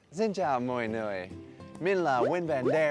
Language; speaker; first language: Vietnamese; early bilingual, heritage; Vietnamese